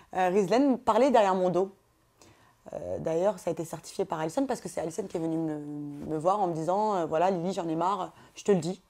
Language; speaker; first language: French; native; French